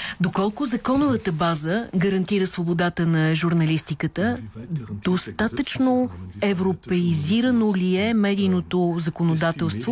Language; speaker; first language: Bulgarian; native; Bulgarian